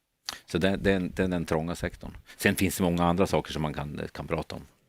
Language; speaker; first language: Swedish; native; Swedish